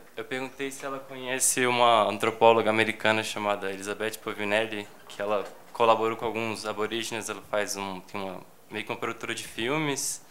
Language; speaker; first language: Portuguese; native; Portuguese